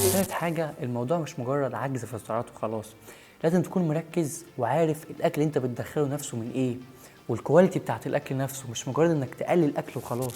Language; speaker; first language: Arabic; native; Arabic